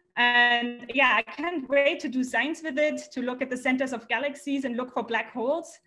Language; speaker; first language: English; non-native, fluent; German